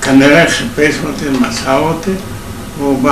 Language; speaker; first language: Hebrew; non-native, fluent; Yiddish